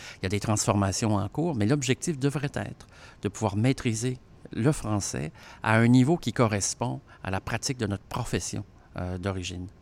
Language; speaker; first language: French; native; French